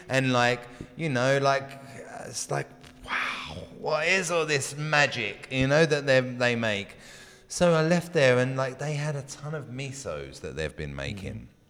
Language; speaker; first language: English; native; English